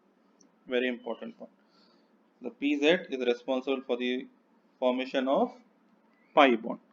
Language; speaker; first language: English; non-native, local second language; Hindi